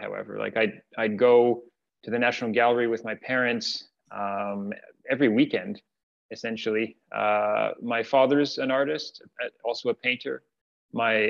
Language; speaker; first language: English; native; English